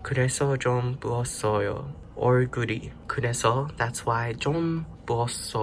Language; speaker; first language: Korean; non-native, learner; English